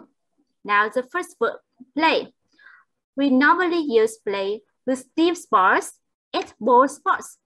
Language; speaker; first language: English; non-native, fluent; Vietnamese